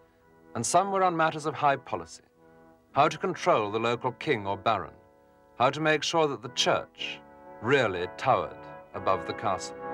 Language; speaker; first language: English; native; English